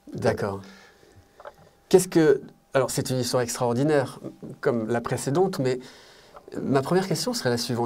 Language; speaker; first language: French; native; French